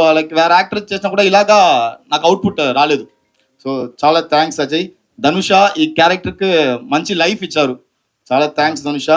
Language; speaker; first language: Telugu; non-native, fluent; Tamil